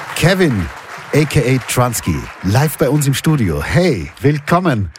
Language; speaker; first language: German; native; German